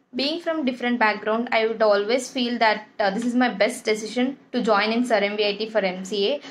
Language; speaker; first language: English; non-native, local second language; Telugu